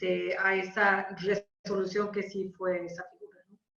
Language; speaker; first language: Spanish; native; Spanish